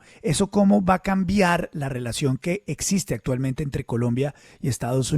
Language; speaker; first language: Spanish; native; Spanish